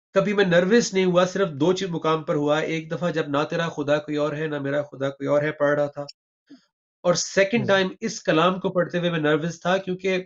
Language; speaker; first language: Urdu; native; Urdu